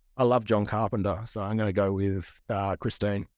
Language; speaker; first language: English; native; English